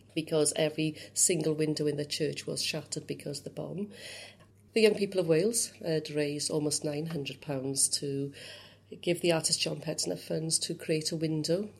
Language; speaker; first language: English; native; English